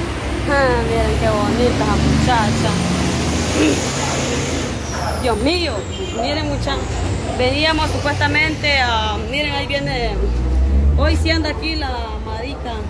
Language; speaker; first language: Spanish; native; Spanish